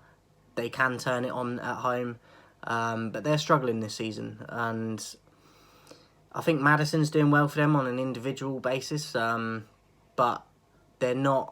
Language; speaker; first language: English; native; English